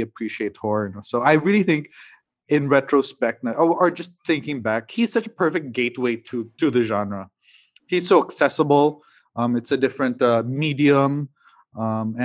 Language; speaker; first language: English; non-native, local second language; Cebuano